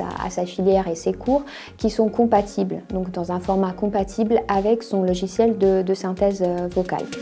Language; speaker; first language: French; native; French